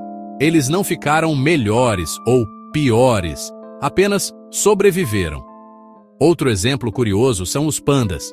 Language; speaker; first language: Portuguese; native; Portuguese